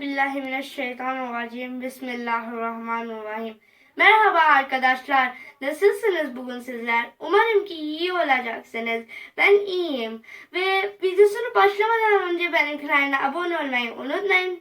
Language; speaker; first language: Turkish; non-native, learner; Urdu